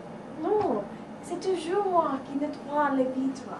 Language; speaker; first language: French; non-native, learner; English